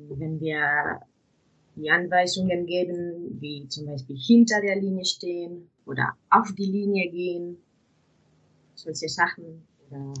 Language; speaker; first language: German; non-native, fluent; Spanish